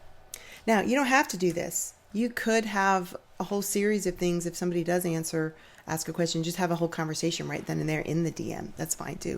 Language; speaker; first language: English; native; English